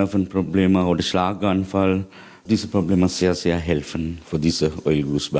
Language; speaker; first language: German; non-native, learner; Sinhala